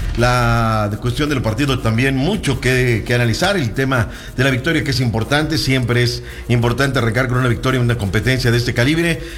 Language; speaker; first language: Spanish; native; Spanish